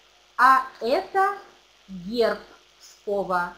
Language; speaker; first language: Russian; native; Russian